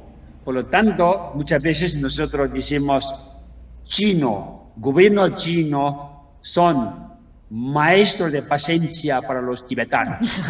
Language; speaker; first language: Spanish; non-native, learner; Tibetan